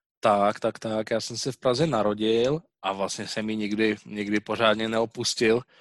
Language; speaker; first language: Czech; native; Czech